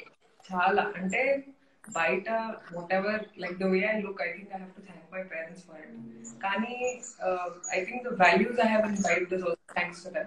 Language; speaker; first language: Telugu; non-native, fluent; Hindi